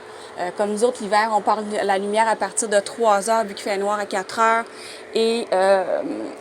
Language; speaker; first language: French; native; French